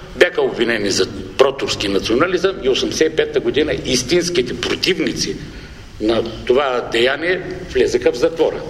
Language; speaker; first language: Bulgarian; non-native, local second language; Turkish